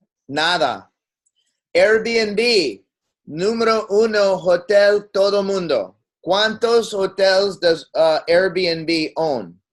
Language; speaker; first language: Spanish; non-native, learner; English